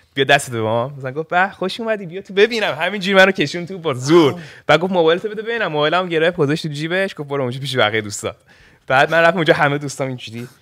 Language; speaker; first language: Persian; early bilingual, heritage; Persian